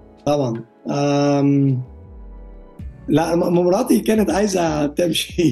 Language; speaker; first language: Arabic; non-native, learner; Dutch